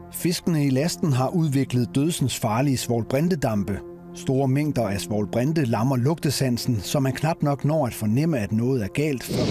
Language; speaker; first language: Danish; native; Danish